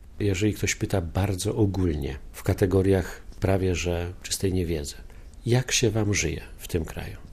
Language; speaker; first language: Polish; native; Polish